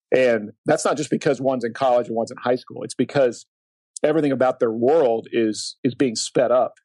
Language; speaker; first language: English; native; English